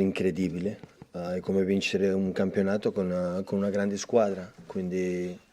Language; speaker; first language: Italian; non-native, fluent; Catalan